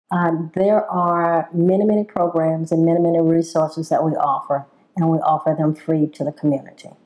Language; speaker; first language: English; native; English